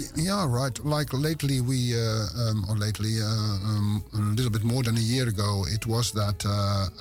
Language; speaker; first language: English; non-native, fluent; Dutch